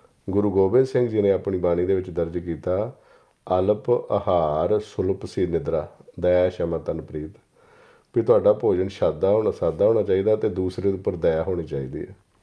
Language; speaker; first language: Punjabi; native; Punjabi